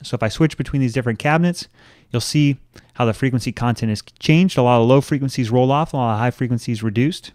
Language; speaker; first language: English; native; English